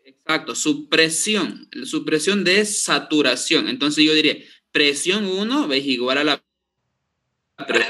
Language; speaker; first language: Spanish; native; Spanish